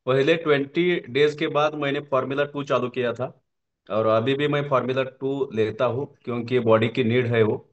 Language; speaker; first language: Hindi; non-native, local second language; Marathi